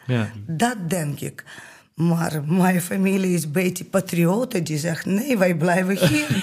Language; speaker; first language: Dutch; non-native, learner; Ukrainian